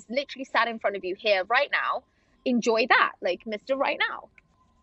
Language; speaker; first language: English; native; English